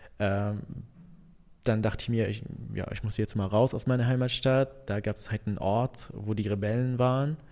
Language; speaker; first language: German; non-native, fluent; Arabic